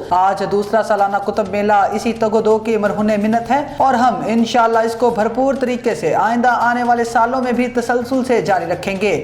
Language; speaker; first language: Urdu; non-native, local second language; Punjabi